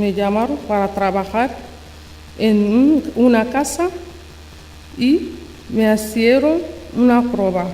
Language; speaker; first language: Spanish; non-native, learner; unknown